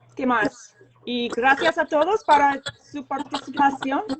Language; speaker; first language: Spanish; non-native, learner; English